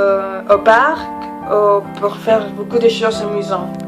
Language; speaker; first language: French; non-native, learner; Spanish